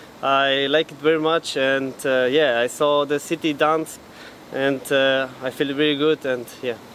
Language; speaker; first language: English; non-native, learner; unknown